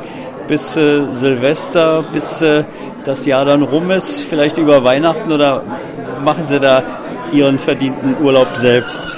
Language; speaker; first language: German; native; German